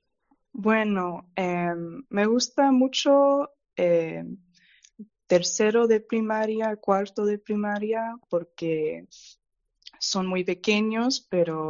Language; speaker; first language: Spanish; non-native, fluent; English